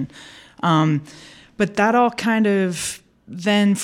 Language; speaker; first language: English; native; English